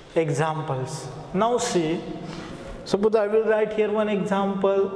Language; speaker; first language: English; non-native, local second language; Marathi